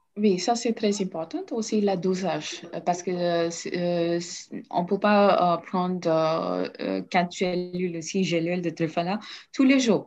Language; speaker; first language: French; non-native, learner; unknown